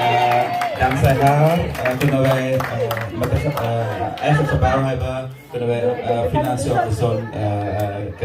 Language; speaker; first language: Dutch; non-native, fluent; Indonesian